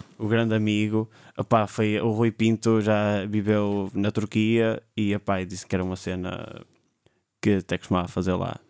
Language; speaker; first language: Portuguese; native; Portuguese